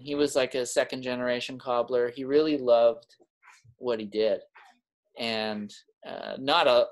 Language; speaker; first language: English; native; English